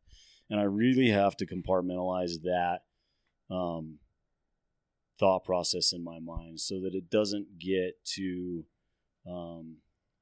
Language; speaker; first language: English; native; English